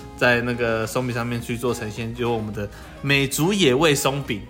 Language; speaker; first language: Chinese; native; Chinese